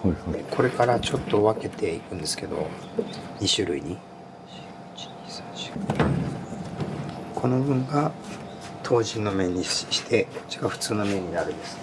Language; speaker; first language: Japanese; native; Japanese